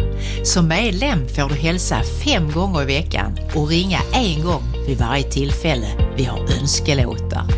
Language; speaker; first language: Swedish; native; Swedish